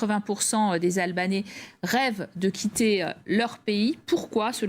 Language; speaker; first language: French; native; French